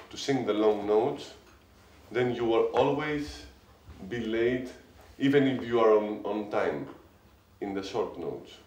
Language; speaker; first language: English; non-native, fluent; Greek